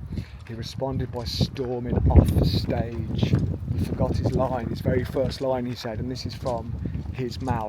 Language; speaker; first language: English; native; English